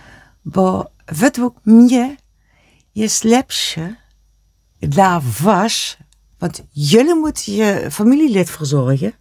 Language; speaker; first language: Polish; non-native, learner; Dutch